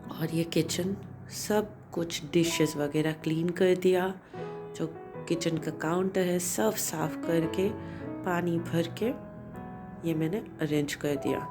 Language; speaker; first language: Hindi; non-native, local second language; Bangla